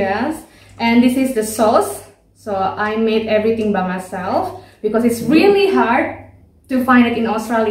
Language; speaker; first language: English; non-native, learner; Indonesian